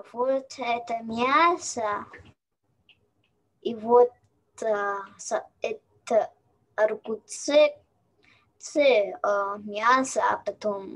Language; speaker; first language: Russian; early bilingual, heritage; Russian